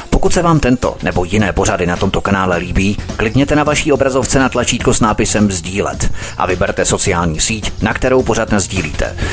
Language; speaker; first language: Czech; native; Czech